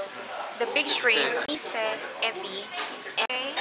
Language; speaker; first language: English; non-native, local second language; Filipino